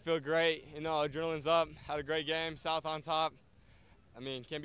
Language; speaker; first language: English; native; English